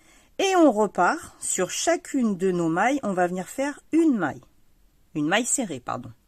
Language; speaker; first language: French; native; French